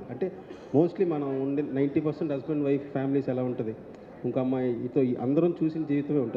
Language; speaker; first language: Telugu; native; Telugu